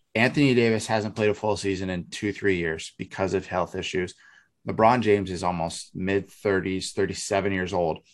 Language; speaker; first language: English; native; English